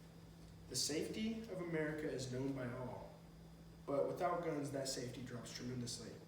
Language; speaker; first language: English; native; English